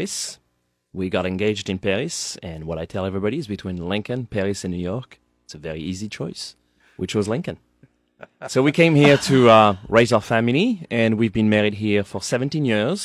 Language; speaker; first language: English; non-native, fluent; French